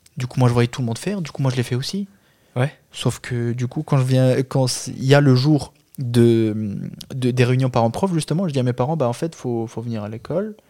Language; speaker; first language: French; non-native, fluent; Albanian